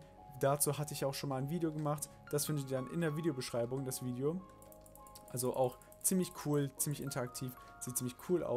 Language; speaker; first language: German; native; German